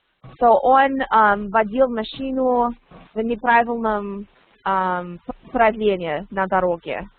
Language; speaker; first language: Russian; non-native, learner; English